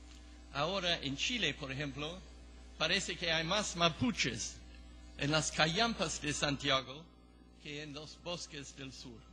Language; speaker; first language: Spanish; non-native, fluent; English